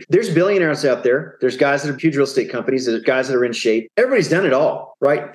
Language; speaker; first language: English; native; English